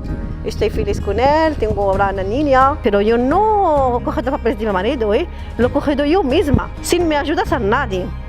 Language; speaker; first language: Spanish; non-native, learner; Arabic